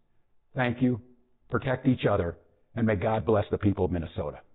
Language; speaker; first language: English; native; English